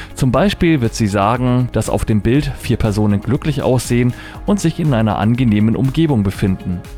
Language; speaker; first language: German; native; German